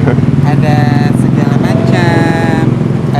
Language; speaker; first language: Indonesian; native; Indonesian